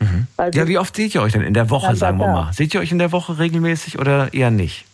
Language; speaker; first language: German; native; German